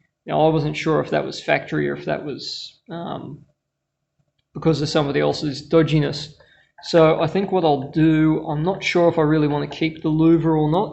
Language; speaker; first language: English; native; English